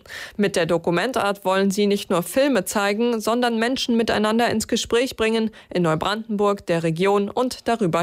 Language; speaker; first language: German; native; German